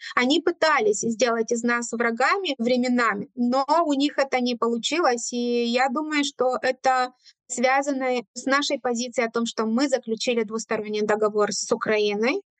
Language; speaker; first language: Russian; non-native, fluent; Romanian